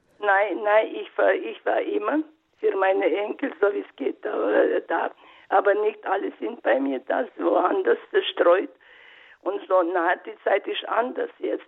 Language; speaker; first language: German; non-native, learner; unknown